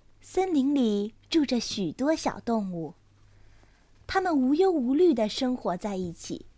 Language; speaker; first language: Chinese; native; Chinese